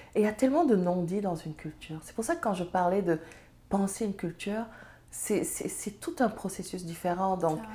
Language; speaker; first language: French; non-native, local second language; Serer